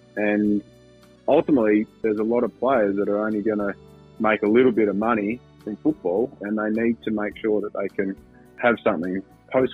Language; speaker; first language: English; native; English